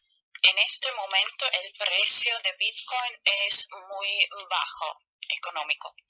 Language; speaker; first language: Spanish; non-native, fluent; German